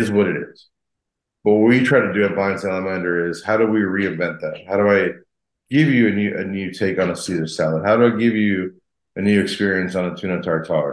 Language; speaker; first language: English; native; English